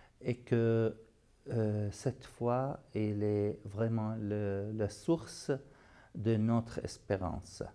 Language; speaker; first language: French; non-native, fluent; Arabic